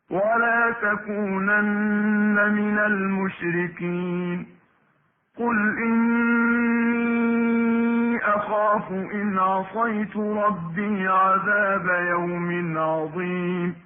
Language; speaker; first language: Arabic; native; Arabic